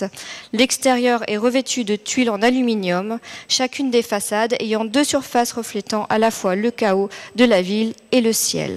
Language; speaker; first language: French; native; French